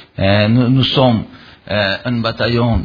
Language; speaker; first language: French; non-native, learner; Portuguese